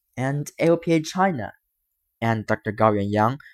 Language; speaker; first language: English; non-native, fluent; Chinese